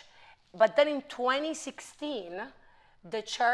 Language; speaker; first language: English; non-native, fluent; Italian